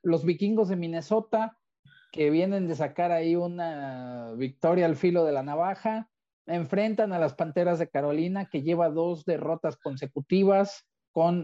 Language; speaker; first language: Spanish; native; Spanish